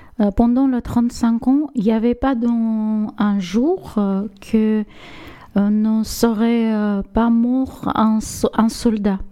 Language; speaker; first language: French; non-native, learner; Armenian